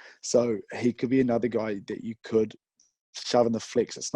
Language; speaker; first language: English; native; English